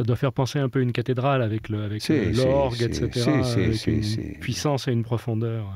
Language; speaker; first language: French; native; French